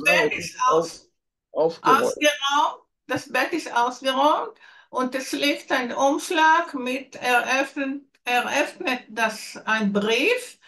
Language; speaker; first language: German; non-native, learner; Hebrew